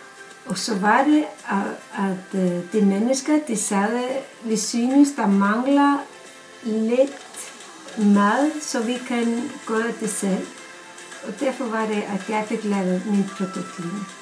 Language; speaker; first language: Danish; non-native, fluent; Icelandic